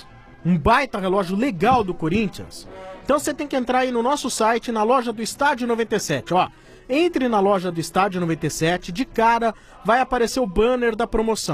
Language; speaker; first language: Portuguese; native; Portuguese